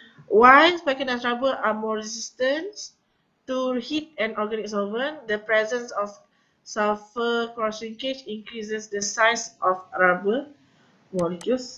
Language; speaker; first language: English; non-native, local second language; Malay